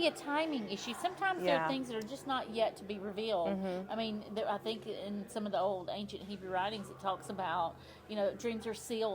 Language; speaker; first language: English; native; English